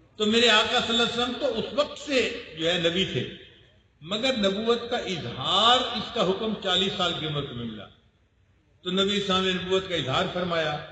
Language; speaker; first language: Urdu; non-native, local second language; Punjabi